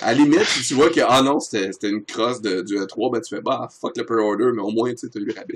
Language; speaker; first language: French; native; French